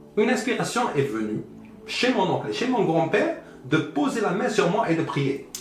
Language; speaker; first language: French; early bilingual, other home language; Arabic